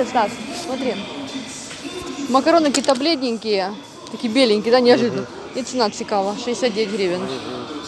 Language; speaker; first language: Russian; non-native, local second language; Ukrainian